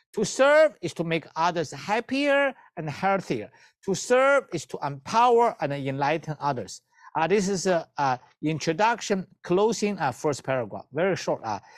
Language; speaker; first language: English; non-native, learner; Chinese